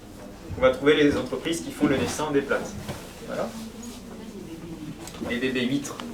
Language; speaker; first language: French; native; French